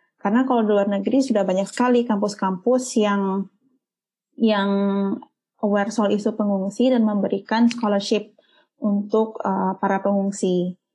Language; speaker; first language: Indonesian; native; Indonesian